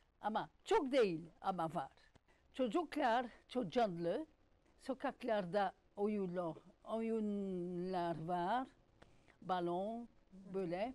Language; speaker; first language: Turkish; non-native, learner; French